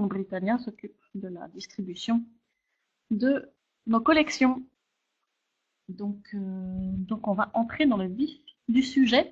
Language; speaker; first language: French; native; French